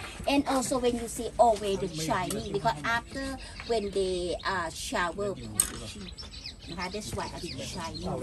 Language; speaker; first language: English; non-native, learner; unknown